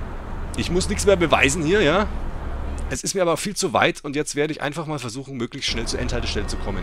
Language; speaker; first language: German; native; German